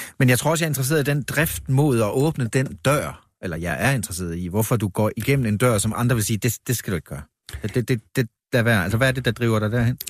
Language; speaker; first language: Danish; native; Danish